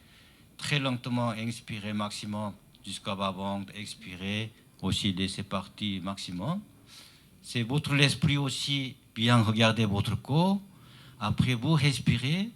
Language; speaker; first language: French; non-native, learner; Chinese